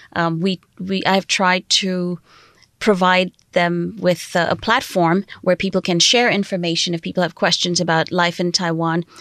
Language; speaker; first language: English; non-native, fluent; Sindhi